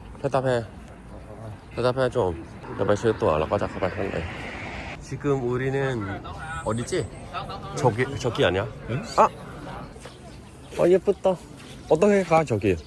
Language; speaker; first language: Korean; non-native, learner; Thai